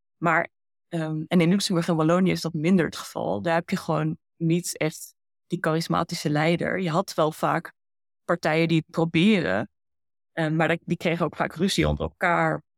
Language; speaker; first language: Dutch; early bilingual, heritage; Dutch